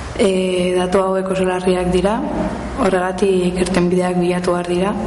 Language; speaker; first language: Basque; non-native, local second language; Spanish